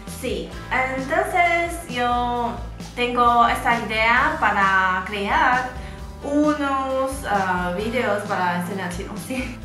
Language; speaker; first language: Spanish; non-native, fluent; Chinese